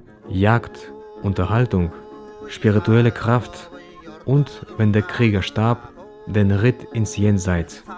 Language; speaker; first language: German; native; German